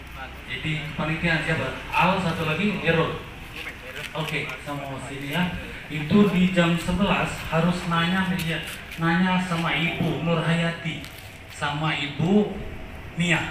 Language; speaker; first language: Indonesian; native; Indonesian